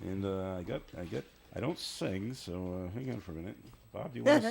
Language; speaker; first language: English; native; English